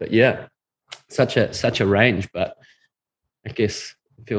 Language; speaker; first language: English; native; English